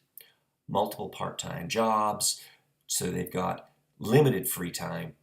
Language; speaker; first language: English; native; English